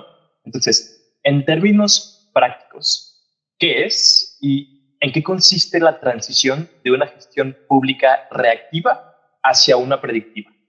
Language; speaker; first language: Spanish; native; Spanish